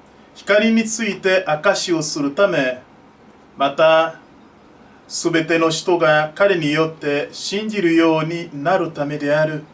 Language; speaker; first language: Japanese; non-native, fluent; French